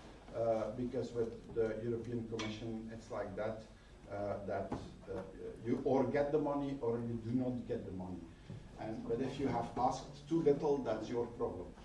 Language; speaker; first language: English; non-native, fluent; Dutch